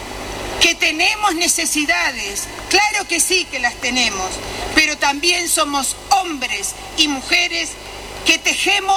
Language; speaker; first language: Spanish; native; Spanish